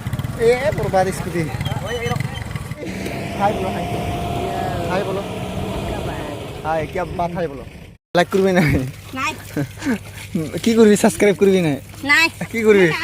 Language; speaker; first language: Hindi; non-native, local second language; Assamese